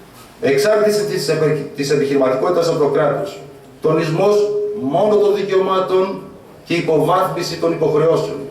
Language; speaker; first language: Greek; native; Greek